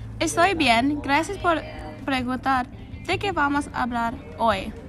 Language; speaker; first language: Spanish; non-native, learner; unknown